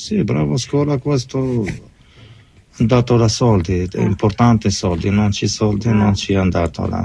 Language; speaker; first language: Italian; non-native, learner; Arabic